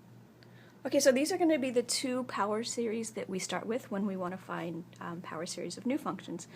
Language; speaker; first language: English; native; English